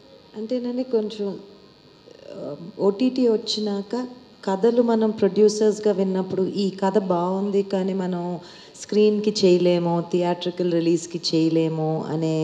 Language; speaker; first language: Telugu; native; Telugu